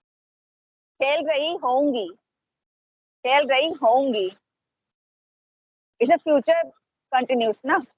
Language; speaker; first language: Hindi; native; Hindi